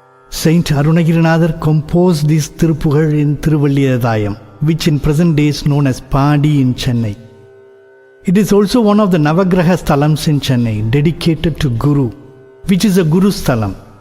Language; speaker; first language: English; non-native, local second language; Tamil